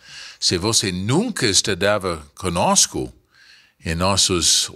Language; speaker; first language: Portuguese; non-native, fluent; English